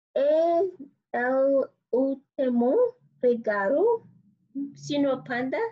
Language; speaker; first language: Spanish; non-native, learner; English